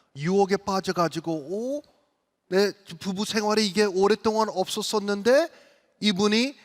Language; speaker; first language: Korean; early bilingual, other home language; English